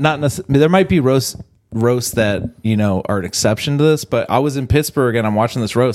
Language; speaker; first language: English; native; English